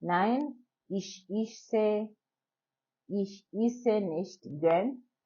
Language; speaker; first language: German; non-native, learner; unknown